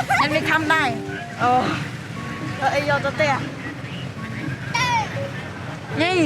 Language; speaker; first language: Korean; non-native, fluent; Khmer